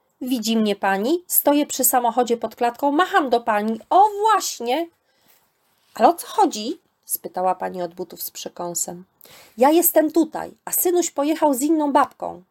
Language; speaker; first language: Polish; native; Polish